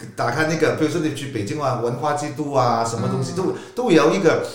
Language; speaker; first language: Chinese; non-native, local second language; Cantonese